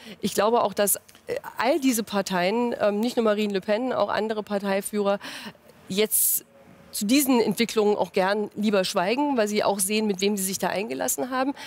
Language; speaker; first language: German; native; German